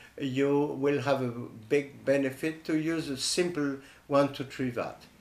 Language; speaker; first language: English; non-native, fluent; French